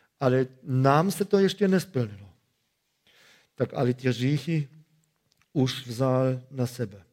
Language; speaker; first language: Czech; non-native, fluent; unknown